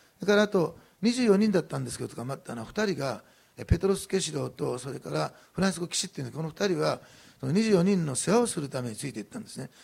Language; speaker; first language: Japanese; native; Japanese